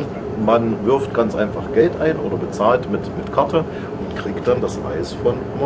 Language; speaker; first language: German; native; German